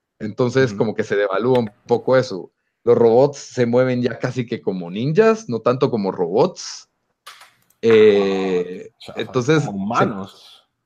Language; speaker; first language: Spanish; native; Spanish